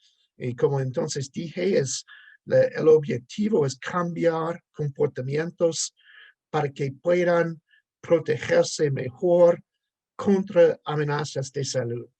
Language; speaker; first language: Spanish; non-native, fluent; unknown